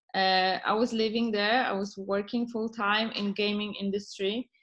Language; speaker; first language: English; non-native, fluent; Polish